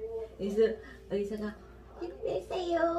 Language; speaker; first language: Korean; non-native, learner; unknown